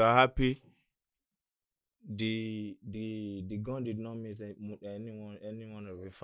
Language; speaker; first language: English; non-native, local second language; Yoruba